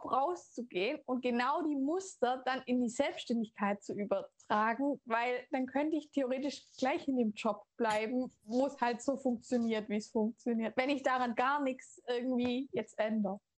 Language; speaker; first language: German; native; German